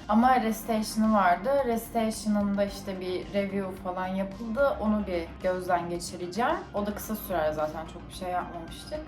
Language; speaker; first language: Turkish; native; Turkish